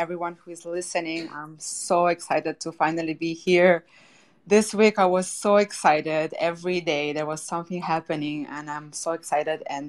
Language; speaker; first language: English; non-native, fluent; Russian